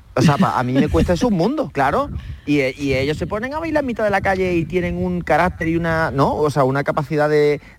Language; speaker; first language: Spanish; native; Spanish